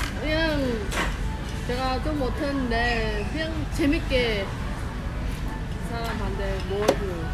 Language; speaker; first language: Korean; non-native, fluent; Vietnamese